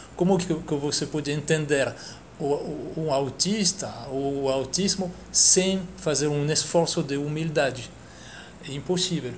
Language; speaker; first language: Portuguese; non-native, fluent; French